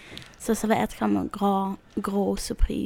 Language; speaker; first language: French; non-native, fluent; Arabic